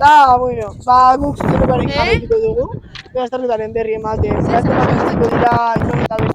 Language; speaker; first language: Basque; native; Basque